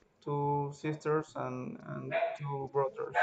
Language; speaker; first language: English; non-native, learner; Spanish